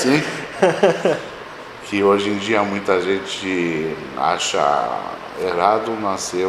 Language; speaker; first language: Portuguese; non-native, fluent; Romanian